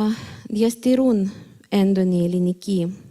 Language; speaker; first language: Greek; non-native, fluent; Ukrainian